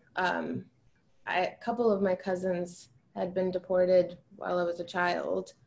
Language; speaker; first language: English; early bilingual, other home language; Albanian